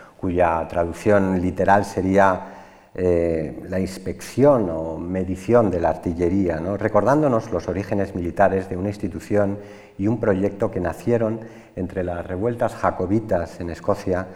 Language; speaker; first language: Spanish; native; Spanish